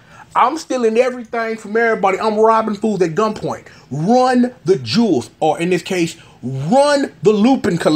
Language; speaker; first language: English; native; English